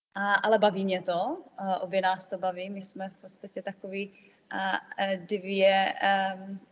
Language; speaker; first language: Czech; native; Czech